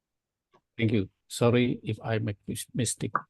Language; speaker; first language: English; non-native, learner; Indonesian